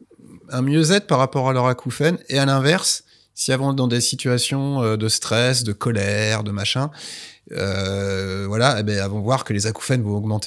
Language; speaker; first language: French; native; French